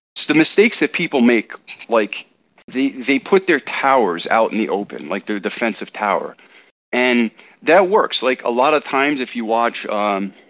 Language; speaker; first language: English; native; English